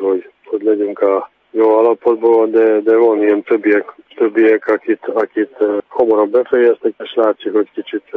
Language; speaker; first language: Hungarian; non-native, fluent; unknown